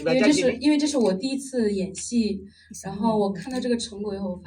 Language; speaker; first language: Chinese; non-native, fluent; Indonesian